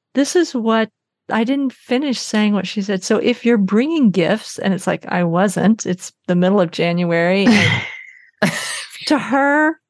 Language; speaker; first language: English; native; English